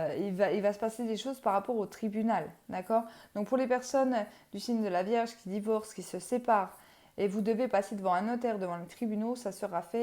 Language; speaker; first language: French; native; French